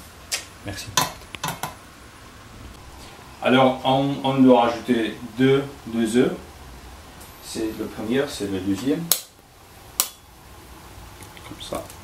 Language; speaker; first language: French; non-native, learner; Russian